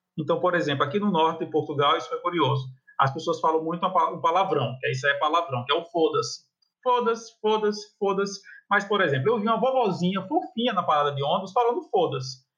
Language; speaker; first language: Portuguese; native; Portuguese